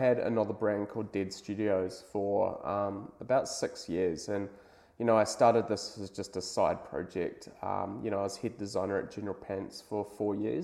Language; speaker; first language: English; native; English